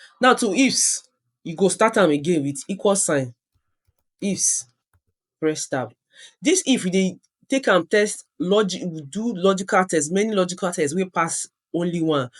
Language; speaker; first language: Nigerian Pidgin; non-native, local second language; Yoruba